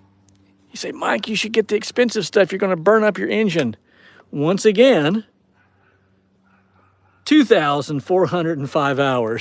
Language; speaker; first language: English; native; English